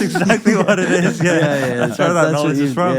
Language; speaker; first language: English; native; English